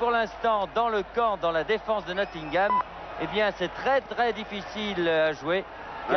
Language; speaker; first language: French; native; French